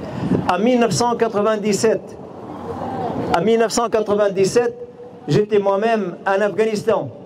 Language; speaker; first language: French; non-native, fluent; Arabic